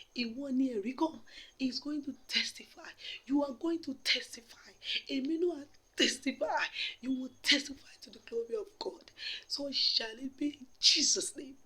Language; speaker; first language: English; non-native, local second language; Yoruba